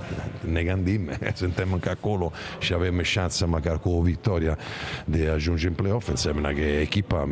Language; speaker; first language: Romanian; non-native, fluent; Italian